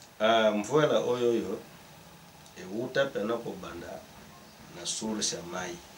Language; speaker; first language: Lingala; non-native, local second language; Kongo